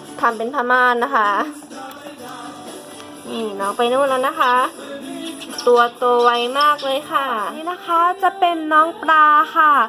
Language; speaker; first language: Thai; native; Thai